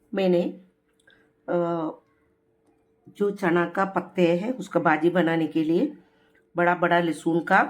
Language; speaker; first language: Hindi; non-native, local second language; Malayalam